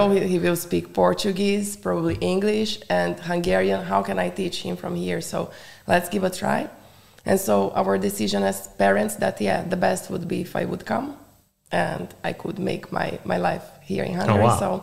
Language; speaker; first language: English; non-native, fluent; Portuguese